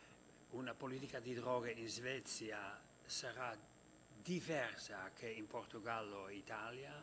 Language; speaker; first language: Italian; non-native, fluent; Dutch